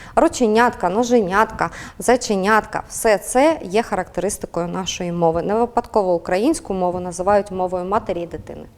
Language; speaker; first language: Ukrainian; native; Ukrainian